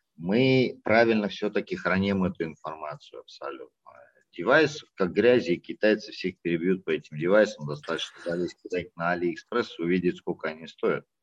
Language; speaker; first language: Russian; native; Russian